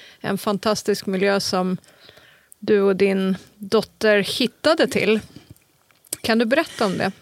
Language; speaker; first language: Swedish; native; Swedish